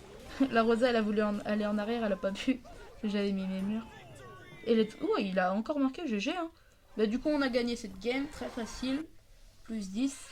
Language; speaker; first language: French; native; French